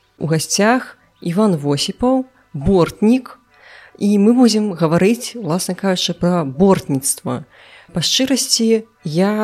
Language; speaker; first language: Belarusian; non-native, local second language; Russian